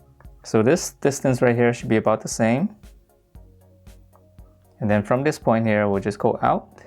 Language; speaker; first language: English; native; English